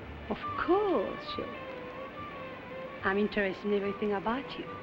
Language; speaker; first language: English; non-native, fluent; French